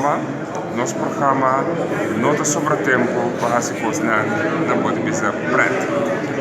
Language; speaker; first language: Portuguese; non-native, learner; Papiamento